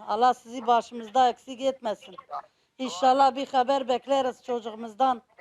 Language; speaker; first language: Turkish; non-native, local second language; Kurdish